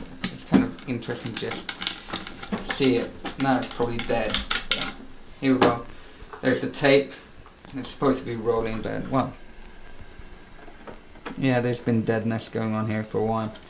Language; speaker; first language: English; non-native, fluent; Swedish